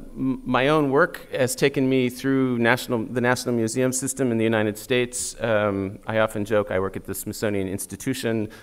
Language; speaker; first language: English; native; English